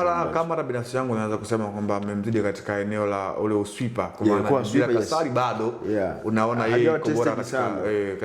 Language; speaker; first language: Swahili; native; Swahili